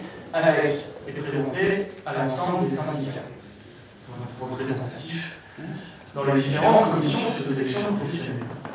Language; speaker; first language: French; native; French